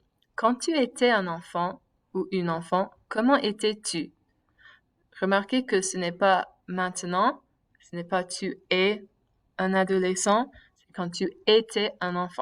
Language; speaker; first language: French; non-native, fluent; English